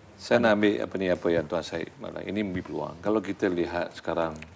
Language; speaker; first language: Malay; native; Malay